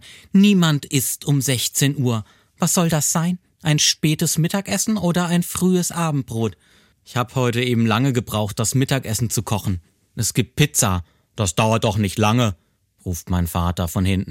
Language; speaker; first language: German; native; German